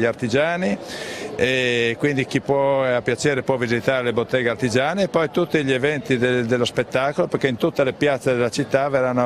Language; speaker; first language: Italian; native; Italian